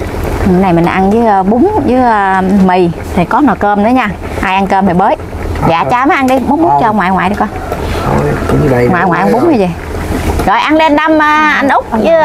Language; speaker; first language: Vietnamese; native; Vietnamese